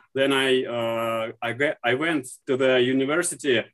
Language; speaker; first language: English; non-native, learner; Russian